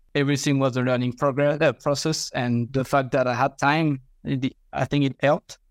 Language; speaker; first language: English; non-native, fluent; French